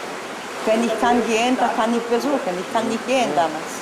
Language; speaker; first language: German; non-native, learner; Polish